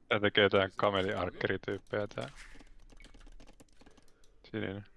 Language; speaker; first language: Finnish; native; Finnish